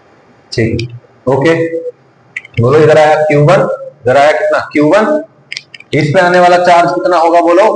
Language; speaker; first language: Hindi; native; Hindi